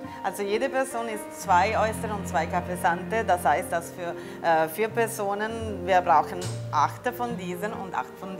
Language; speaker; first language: German; non-native, learner; Italian